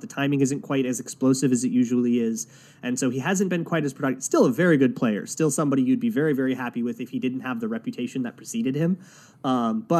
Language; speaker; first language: English; native; English